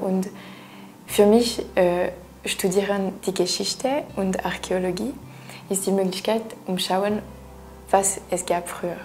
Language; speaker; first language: German; non-native, local second language; French